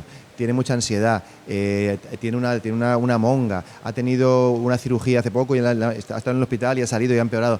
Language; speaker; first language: Spanish; native; Spanish